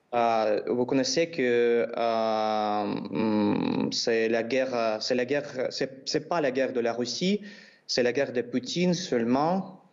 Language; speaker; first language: French; non-native, learner; Russian